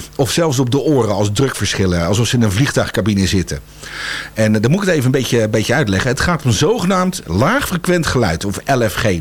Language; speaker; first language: Dutch; native; Dutch